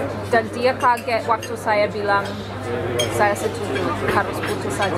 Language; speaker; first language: Malay; non-native, fluent; English